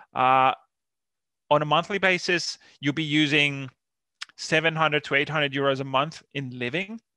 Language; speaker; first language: English; non-native, fluent; Finnish